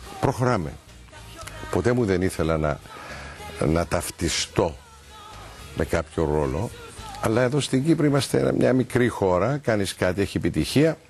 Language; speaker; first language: Greek; early bilingual, heritage; Greek